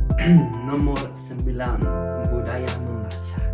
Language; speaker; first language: Indonesian; non-native, fluent; German